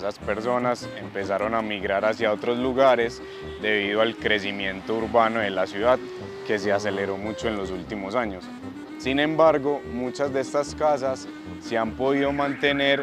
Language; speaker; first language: Spanish; native; Spanish